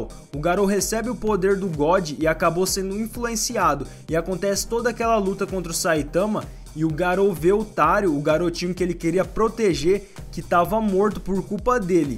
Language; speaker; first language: Portuguese; native; Portuguese